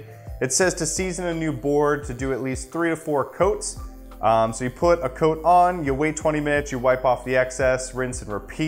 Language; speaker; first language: English; native; English